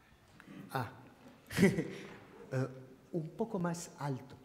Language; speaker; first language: Spanish; non-native, learner; French